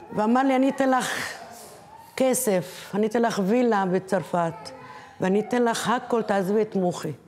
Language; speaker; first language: Hebrew; native; Hebrew